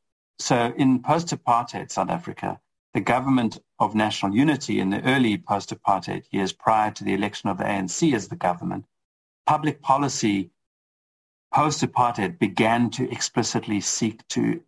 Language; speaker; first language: English; native; English